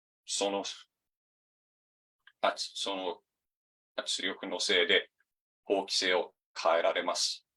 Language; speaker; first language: Japanese; non-native, fluent; English